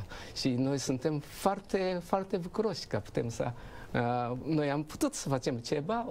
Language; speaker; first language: Romanian; non-native, learner; Japanese